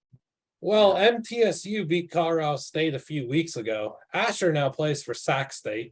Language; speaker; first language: English; native; English